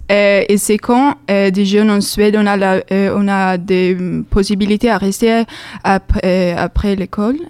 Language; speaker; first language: French; non-native, learner; Swedish